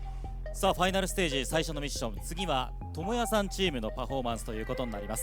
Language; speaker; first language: Japanese; native; Japanese